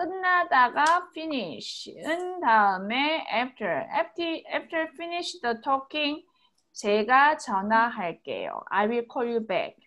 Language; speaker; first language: Korean; native; Korean